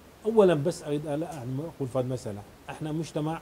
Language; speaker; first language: Arabic; native; Arabic